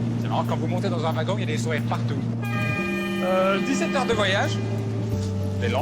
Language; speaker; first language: French; native; French